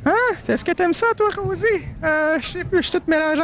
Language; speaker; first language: French; native; French